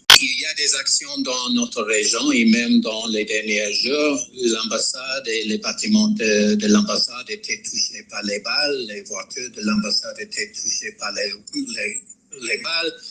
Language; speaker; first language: Haitian Creole; non-native, fluent; English